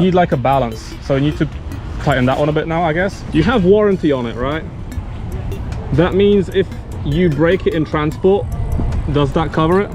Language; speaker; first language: English; non-native, fluent; Polish